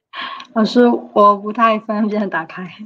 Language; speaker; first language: Chinese; non-native, learner; Burmese